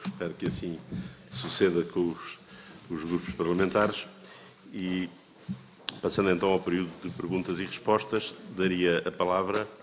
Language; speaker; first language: Portuguese; native; Portuguese